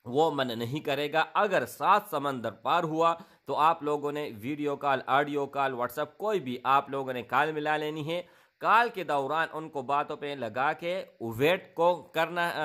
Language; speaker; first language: Urdu; non-native, local second language; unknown